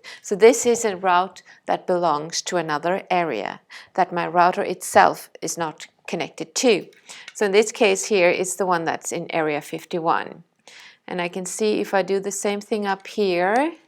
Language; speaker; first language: English; non-native, fluent; Danish